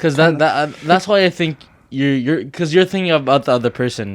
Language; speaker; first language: English; native; English